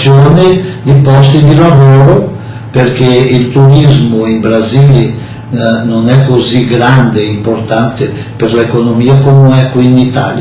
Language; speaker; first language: Italian; non-native, fluent; Portuguese